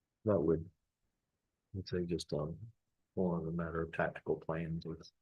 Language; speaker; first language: English; native; English